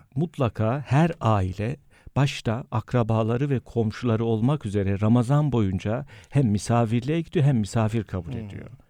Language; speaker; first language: Turkish; native; Turkish